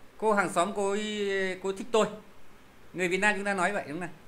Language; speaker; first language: Vietnamese; native; Vietnamese